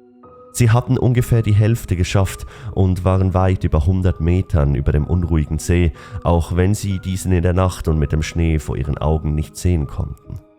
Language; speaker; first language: German; native; German